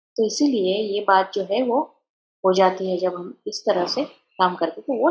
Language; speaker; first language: Hindi; non-native, local second language; Marathi